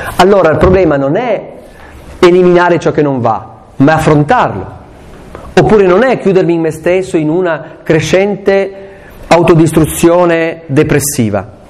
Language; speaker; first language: Italian; non-native, local second language; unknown